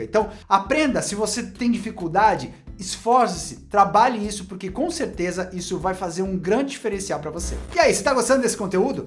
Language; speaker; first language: Portuguese; native; Portuguese